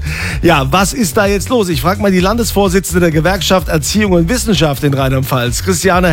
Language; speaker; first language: German; native; German